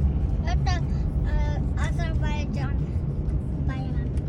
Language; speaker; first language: Russian; early bilingual, other home language; Azerbaijani